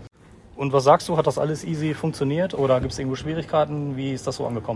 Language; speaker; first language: German; native; German